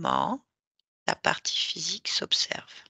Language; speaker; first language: French; native; French